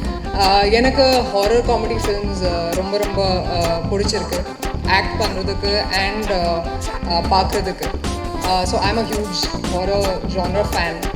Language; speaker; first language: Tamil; non-native, fluent; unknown